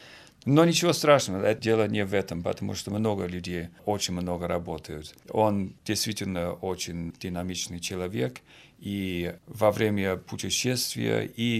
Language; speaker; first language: Russian; non-native, fluent; Finnish